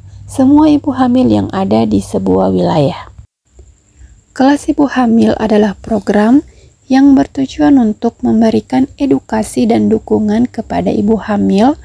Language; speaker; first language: Indonesian; native; Indonesian